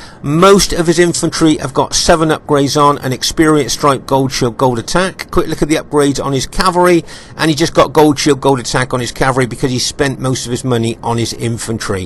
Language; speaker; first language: English; native; English